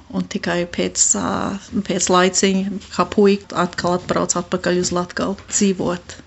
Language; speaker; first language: Latvian; early bilingual, heritage; Latvian